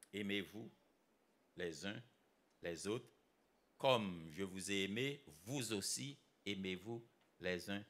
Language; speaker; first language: French; non-native, local second language; Haitian Creole